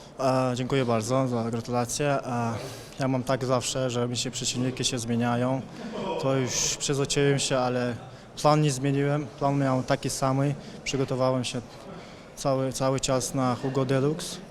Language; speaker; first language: Polish; non-native, fluent; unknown